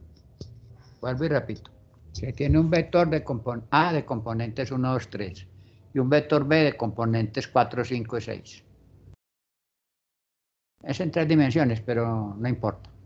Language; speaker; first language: Spanish; native; Spanish